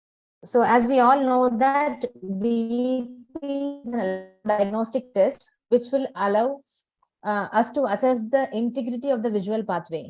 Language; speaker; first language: English; non-native, local second language; Tamil